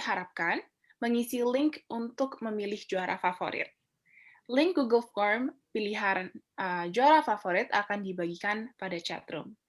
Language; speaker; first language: Indonesian; native; Indonesian